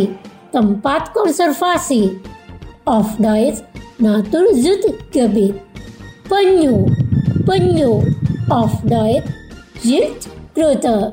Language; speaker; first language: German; non-native, fluent; Indonesian